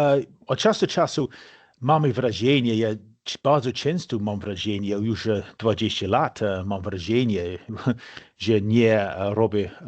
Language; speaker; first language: Polish; non-native, fluent; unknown